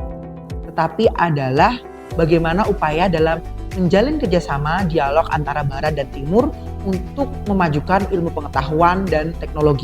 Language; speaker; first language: Indonesian; native; Indonesian